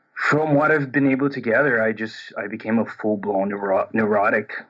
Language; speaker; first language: English; non-native, fluent; Portuguese